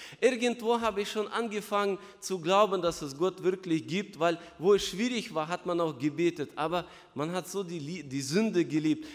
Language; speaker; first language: German; non-native, fluent; Russian